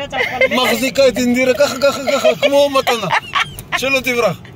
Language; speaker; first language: Hebrew; non-native, fluent; Nepali